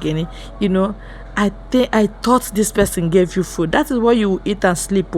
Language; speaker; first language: English; non-native, local second language; Igbo